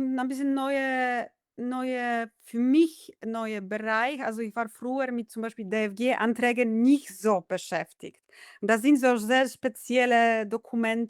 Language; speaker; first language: German; non-native, fluent; Polish